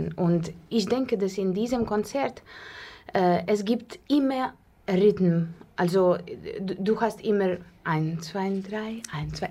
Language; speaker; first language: German; non-native, fluent; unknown